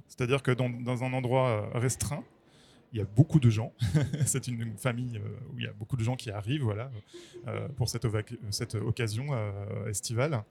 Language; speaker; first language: French; native; French